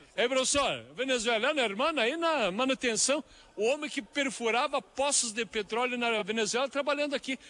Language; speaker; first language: Portuguese; native; Portuguese